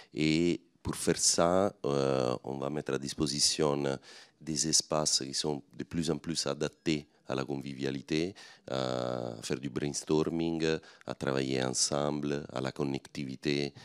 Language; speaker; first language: French; non-native, fluent; Italian